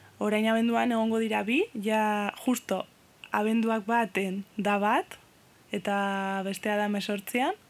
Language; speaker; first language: Basque; non-native, fluent; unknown